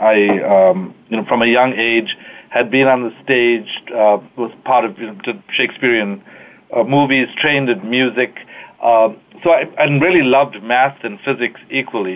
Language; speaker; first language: English; native; English